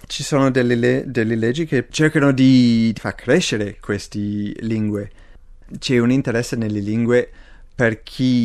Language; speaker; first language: Italian; non-native, fluent; English